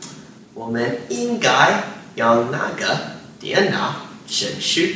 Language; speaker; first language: Chinese; non-native, learner; English